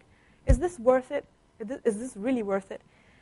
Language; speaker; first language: English; non-native, fluent; Italian